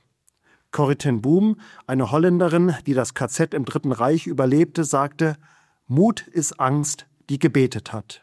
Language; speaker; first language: German; native; German